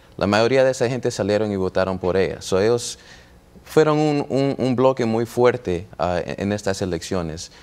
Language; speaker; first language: Spanish; early bilingual, heritage; Spanish